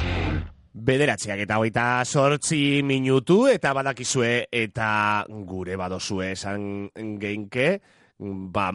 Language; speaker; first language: Basque; native; Basque